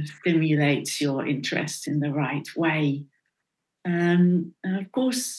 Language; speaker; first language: English; non-native, fluent; Dutch